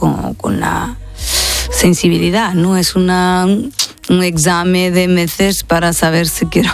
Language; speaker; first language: Spanish; non-native, fluent; Portuguese